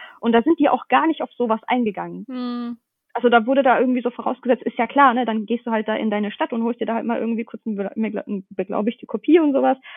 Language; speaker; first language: German; early bilingual, other home language; Russian